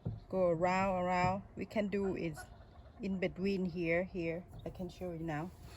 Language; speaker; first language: English; non-native, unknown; Thai